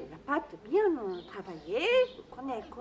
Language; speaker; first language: French; non-native, fluent; Japanese